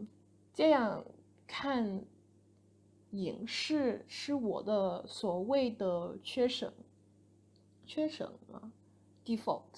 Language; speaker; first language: Chinese; non-native, fluent; English